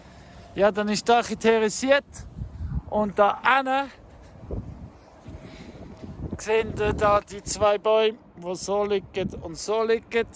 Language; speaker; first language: German; native; German